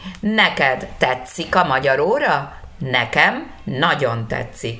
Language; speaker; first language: Hungarian; non-native, fluent; Spanish